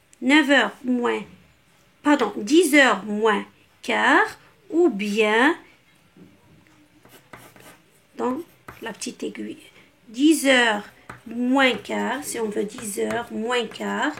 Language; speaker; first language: French; non-native, local second language; Arabic